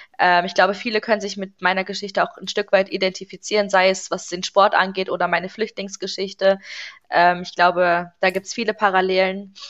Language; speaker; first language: German; early bilingual, other home language; Persian